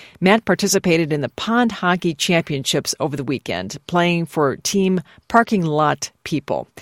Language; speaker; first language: English; native; English